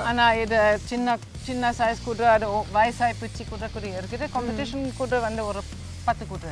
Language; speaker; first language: Tamil; non-native, learner; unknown